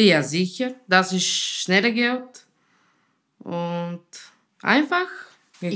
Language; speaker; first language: German; non-native, learner; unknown